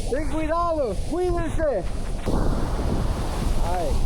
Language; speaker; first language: Spanish; non-native, learner; English